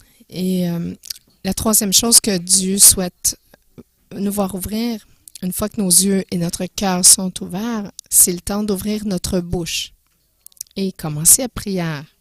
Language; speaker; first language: French; non-native, fluent; English